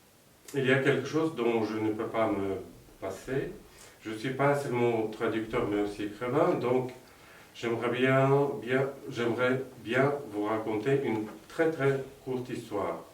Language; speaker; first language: French; non-native, fluent; Russian